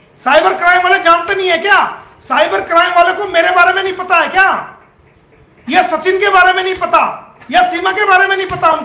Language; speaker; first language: Hindi; native; Hindi